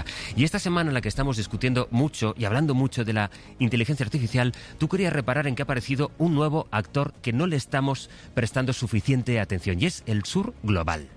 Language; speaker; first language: Spanish; native; Spanish